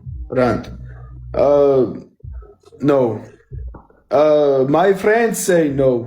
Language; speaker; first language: English; non-native, learner; Georgian